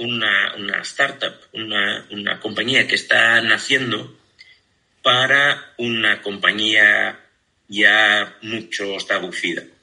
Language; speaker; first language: Spanish; non-native, fluent; Portuguese